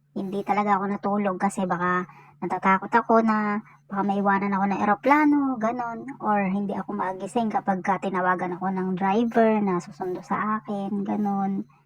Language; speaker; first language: Filipino; native; Filipino